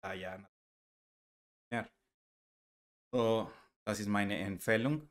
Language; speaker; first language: German; non-native, learner; Spanish